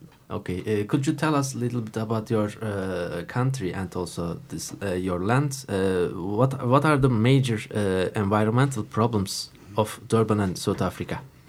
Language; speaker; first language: English; non-native, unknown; Turkish